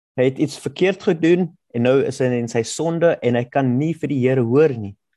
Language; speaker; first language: Afrikaans; non-native, local second language; German